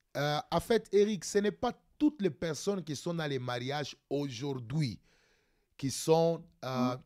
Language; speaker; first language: French; non-native, local second language; Lingala